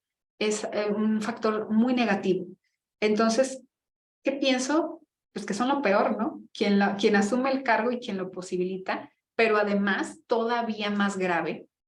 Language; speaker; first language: Spanish; native; Spanish